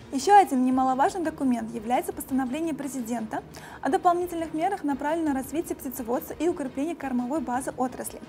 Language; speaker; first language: Russian; non-native, local second language; Uzbek